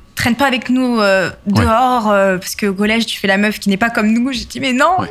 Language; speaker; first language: French; native; French